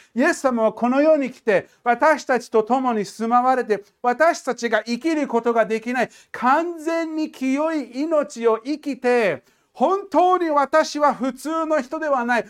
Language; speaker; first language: Japanese; non-native, fluent; English